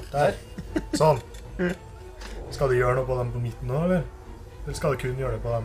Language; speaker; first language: Norwegian; native; Norwegian